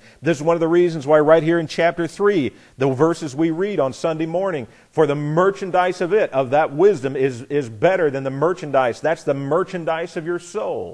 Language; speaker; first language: English; native; English